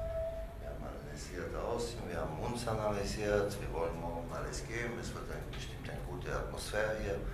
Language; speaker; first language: German; non-native, learner; Croatian